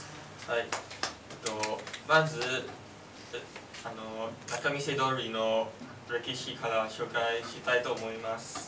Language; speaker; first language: Japanese; non-native, learner; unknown